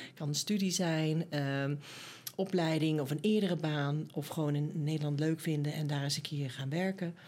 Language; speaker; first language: Dutch; native; Dutch